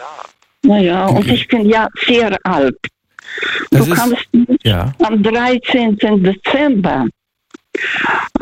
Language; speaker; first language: German; non-native, fluent; Russian